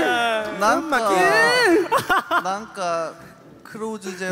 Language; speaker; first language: Japanese; non-native, learner; Korean